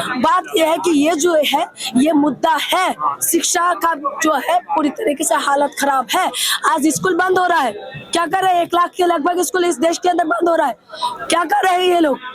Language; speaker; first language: Hindi; non-native, local second language; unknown